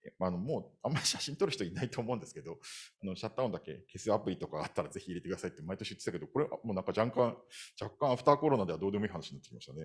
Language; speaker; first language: Japanese; native; Japanese